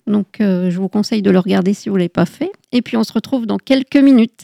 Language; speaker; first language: French; native; French